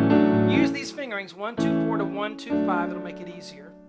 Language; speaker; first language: English; native; English